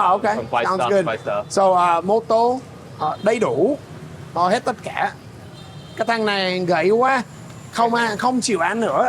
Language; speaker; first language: Vietnamese; non-native, fluent; English